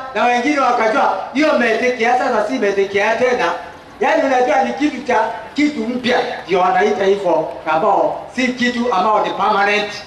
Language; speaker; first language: Swahili; non-native, local second language; Kamba